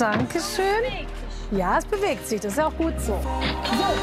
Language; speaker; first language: German; native; German